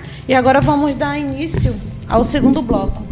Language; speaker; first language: Portuguese; native; Portuguese